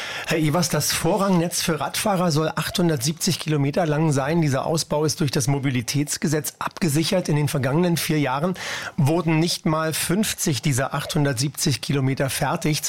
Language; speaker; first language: German; native; German